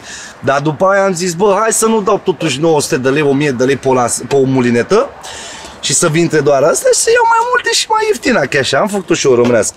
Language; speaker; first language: Romanian; native; Romanian